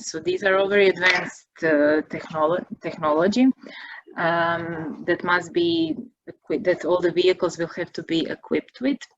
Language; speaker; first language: English; non-native, fluent; Croatian